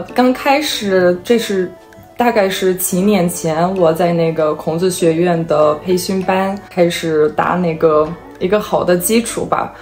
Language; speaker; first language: Chinese; non-native, fluent; Serbian